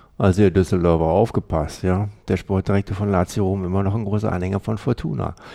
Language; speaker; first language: German; native; German